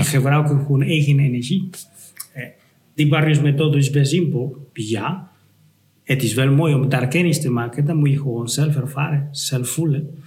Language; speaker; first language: Dutch; non-native, fluent; Spanish